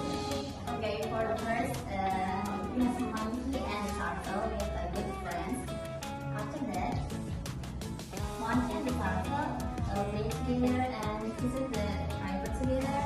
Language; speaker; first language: English; non-native, learner; Indonesian